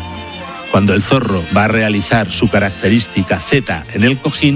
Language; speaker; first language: Spanish; native; Spanish